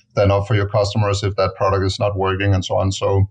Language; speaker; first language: English; non-native, fluent; Danish